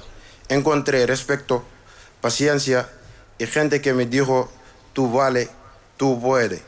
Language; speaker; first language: Spanish; non-native, learner; Wolof